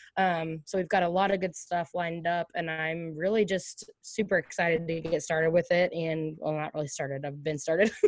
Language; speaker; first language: English; native; English